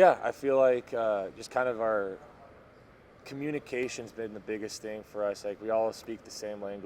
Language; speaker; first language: English; native; English